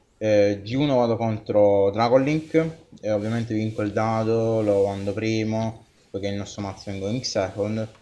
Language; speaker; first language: Italian; native; Italian